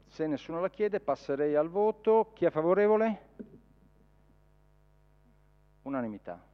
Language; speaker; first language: Italian; native; Italian